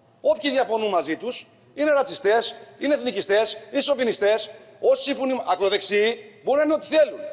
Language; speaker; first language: Greek; early bilingual, heritage; Greek